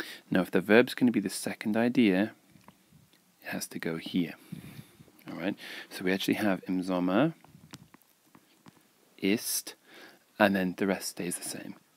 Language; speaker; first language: English; native; English